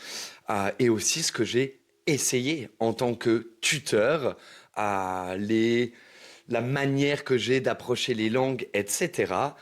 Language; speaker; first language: French; native; French